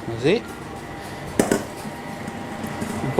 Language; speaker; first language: Italian; native; Italian